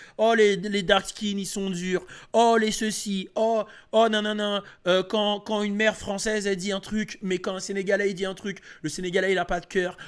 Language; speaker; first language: French; early bilingual, other home language; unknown